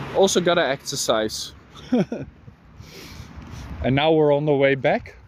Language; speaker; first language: English; non-native, fluent; Dutch